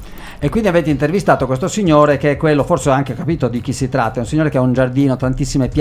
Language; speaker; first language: Italian; native; Italian